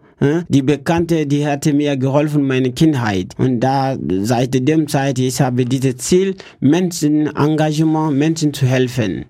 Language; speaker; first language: German; non-native, learner; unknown